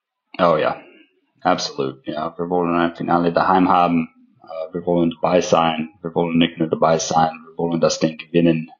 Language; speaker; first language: German; non-native, fluent; English